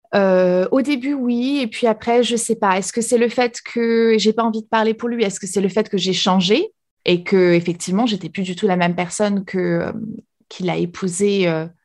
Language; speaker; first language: French; native; French